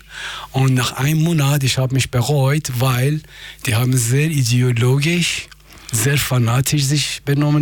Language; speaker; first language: German; non-native, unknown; Persian